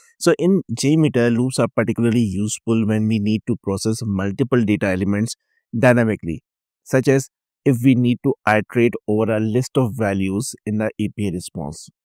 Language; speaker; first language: English; non-native, local second language; Urdu